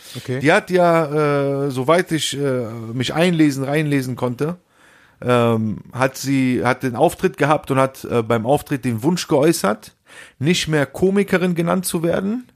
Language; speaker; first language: German; native; German